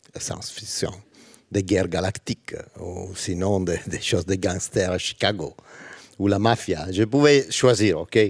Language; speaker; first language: French; non-native, learner; Italian